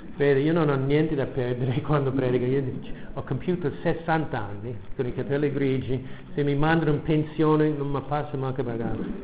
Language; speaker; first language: Italian; non-native, fluent; English